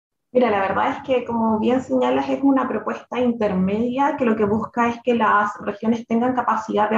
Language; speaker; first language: Spanish; native; Spanish